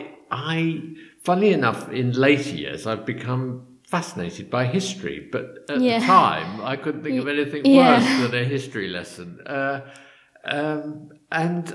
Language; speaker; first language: English; native; English